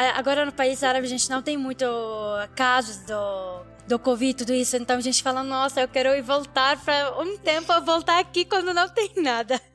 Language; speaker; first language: Portuguese; non-native, learner; Arabic